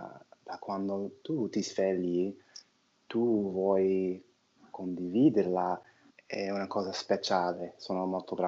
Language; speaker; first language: Italian; non-native, fluent; English